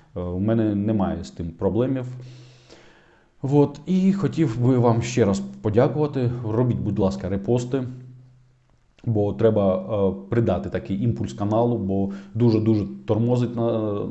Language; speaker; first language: Ukrainian; non-native, local second language; Russian